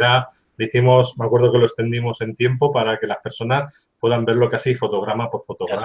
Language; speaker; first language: Spanish; native; Spanish